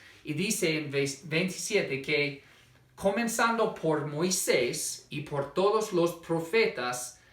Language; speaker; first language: Spanish; non-native, fluent; English